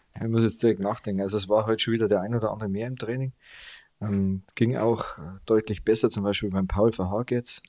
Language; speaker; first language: German; native; German